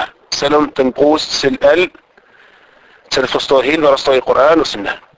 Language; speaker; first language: Danish; non-native, fluent; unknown